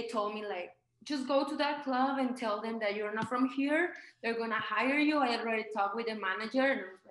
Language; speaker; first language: English; non-native, fluent; Spanish